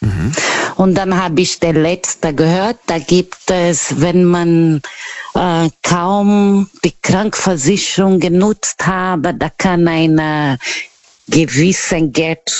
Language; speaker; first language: German; non-native, learner; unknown